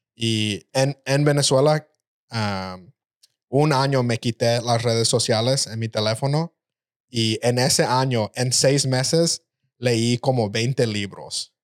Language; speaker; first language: Spanish; early bilingual, heritage; Spanish